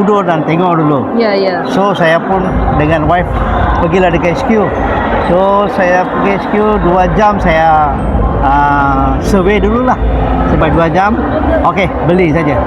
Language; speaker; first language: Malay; non-native, local second language; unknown